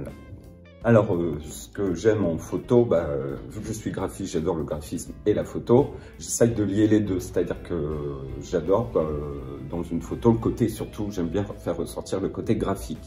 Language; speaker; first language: French; native; French